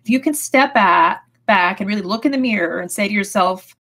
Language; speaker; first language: English; native; English